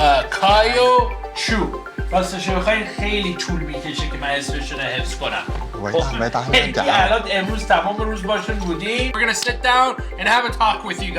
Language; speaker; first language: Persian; early bilingual, heritage; English